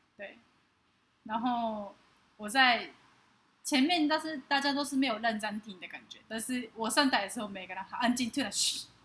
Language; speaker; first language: Chinese; non-native, fluent; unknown